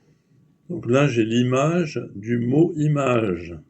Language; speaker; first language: French; native; French